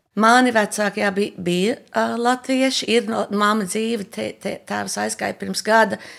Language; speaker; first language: Latvian; early bilingual, heritage; Latvian